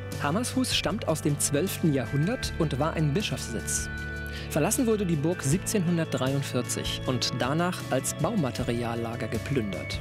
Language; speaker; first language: German; native; German